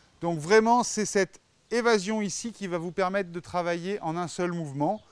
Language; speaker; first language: French; native; French